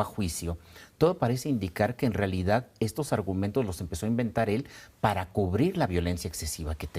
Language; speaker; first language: Spanish; native; Spanish